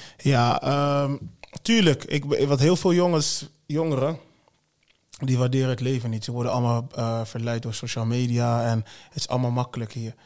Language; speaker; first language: Dutch; early bilingual, other home language; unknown